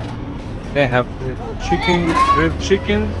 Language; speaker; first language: English; non-native, fluent; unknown